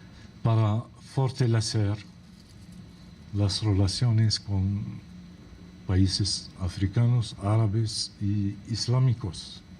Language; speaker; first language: Spanish; non-native, fluent; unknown